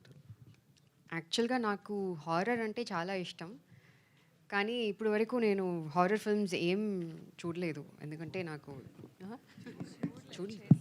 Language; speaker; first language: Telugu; non-native, fluent; Tamil